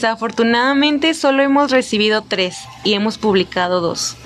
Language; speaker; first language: Spanish; native; Spanish